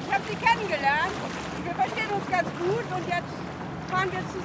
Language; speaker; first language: German; native; German